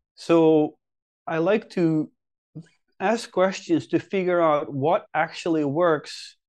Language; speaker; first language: English; non-native, fluent; Dutch